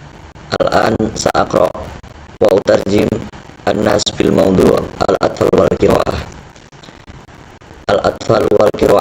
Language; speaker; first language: Arabic; non-native, learner; Indonesian